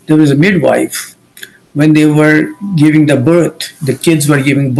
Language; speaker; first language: English; non-native, local second language; Kashmiri